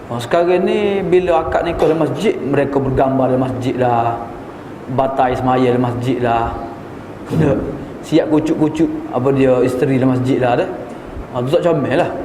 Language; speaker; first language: Malay; native; Malay